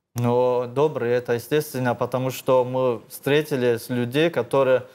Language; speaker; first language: Russian; non-native, learner; Tajik